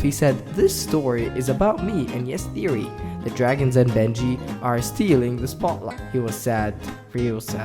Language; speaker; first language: English; native; English